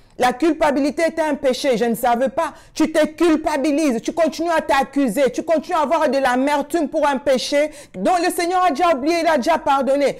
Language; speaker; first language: French; non-native, local second language; Swahili